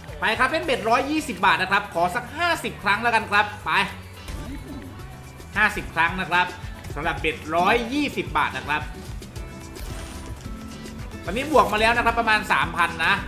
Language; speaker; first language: Thai; native; Thai